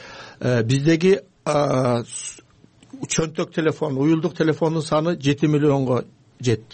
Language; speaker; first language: Kyrgyz; native; Kyrgyz